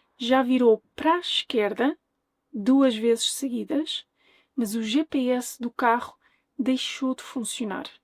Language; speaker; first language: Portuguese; native; Portuguese